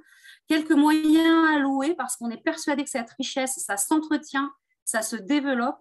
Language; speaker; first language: French; native; French